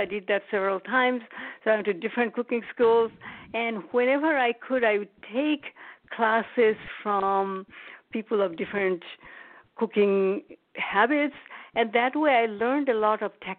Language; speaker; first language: English; non-native, local second language; Bangla